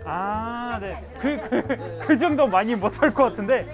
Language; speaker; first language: Korean; non-native, fluent; Russian